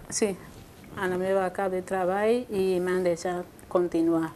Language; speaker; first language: Catalan; non-native, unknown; Spanish